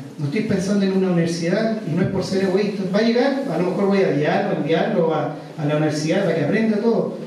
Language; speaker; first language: Spanish; native; Spanish